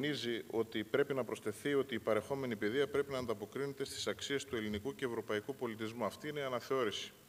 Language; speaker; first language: Greek; native; Greek